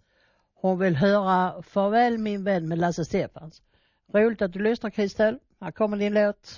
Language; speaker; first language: Swedish; native; Swedish